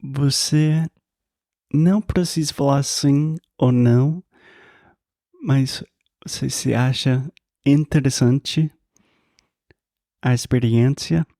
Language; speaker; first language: Portuguese; non-native, fluent; English